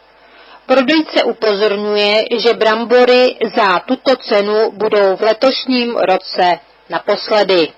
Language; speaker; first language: Czech; native; Czech